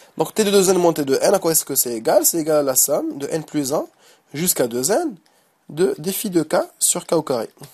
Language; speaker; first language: French; non-native, local second language; Arabic